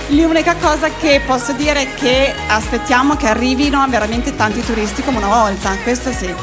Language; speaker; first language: Italian; early bilingual, other home language; French